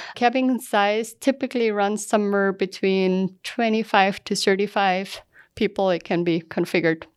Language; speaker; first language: English; non-native, fluent; German